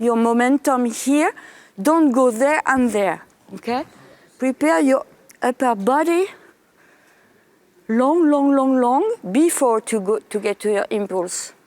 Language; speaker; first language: English; non-native, fluent; French